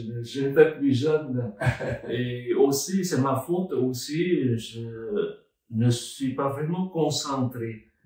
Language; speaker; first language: French; non-native, fluent; Vietnamese